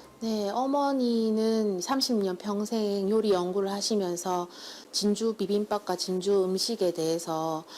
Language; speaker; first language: Korean; native; Korean